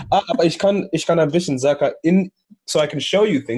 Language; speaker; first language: German; non-native, learner; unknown